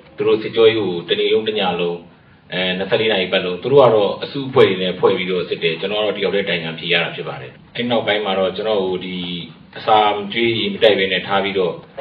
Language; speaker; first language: Burmese; native; Burmese